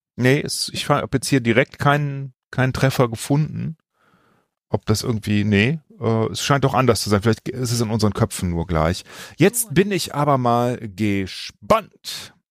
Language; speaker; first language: German; native; German